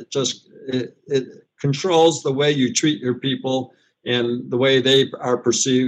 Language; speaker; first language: English; native; English